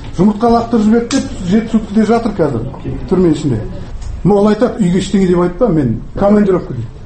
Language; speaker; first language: Kazakh; native; Kazakh